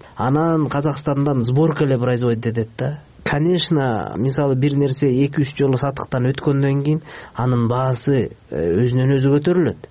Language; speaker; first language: Kyrgyz; native; Kyrgyz